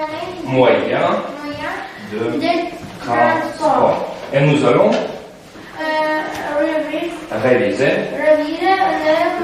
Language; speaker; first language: French; non-native, fluent; Russian